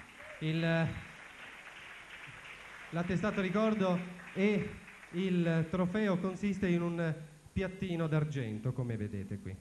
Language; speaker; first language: Italian; native; Italian